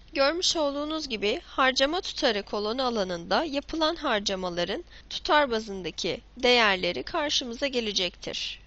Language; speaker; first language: Turkish; native; Turkish